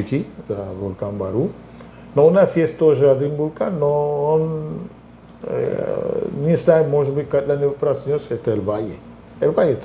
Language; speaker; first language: Russian; non-native, fluent; Spanish